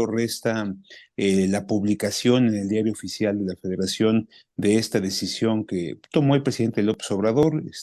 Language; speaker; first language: Spanish; native; Spanish